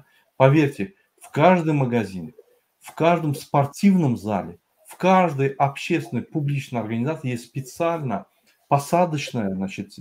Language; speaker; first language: Russian; native; Russian